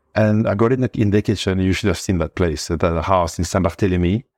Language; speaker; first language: English; non-native, fluent; French